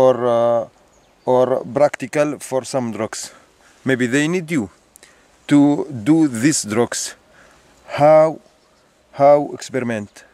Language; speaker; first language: English; non-native, learner; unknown